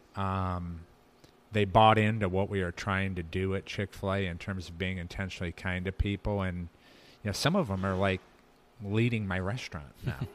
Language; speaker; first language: English; native; English